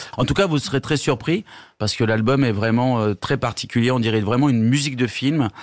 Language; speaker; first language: French; native; French